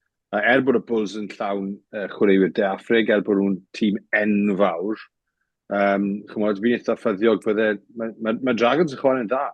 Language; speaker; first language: Welsh; native; Welsh